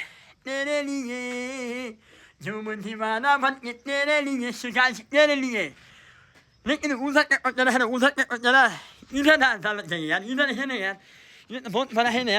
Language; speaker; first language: Hindi; non-native, fluent; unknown